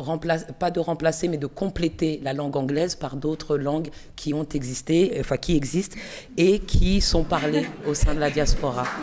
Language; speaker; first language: French; native; French